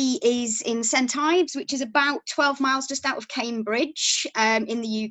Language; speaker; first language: English; native; English